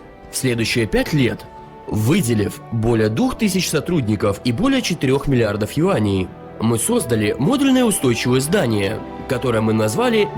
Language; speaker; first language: Russian; native; Russian